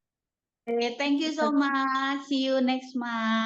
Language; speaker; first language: English; non-native, learner; Indonesian